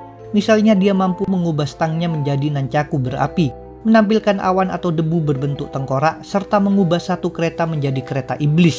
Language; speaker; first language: Indonesian; native; Indonesian